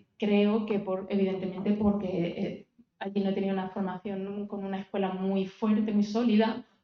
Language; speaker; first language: Spanish; native; Spanish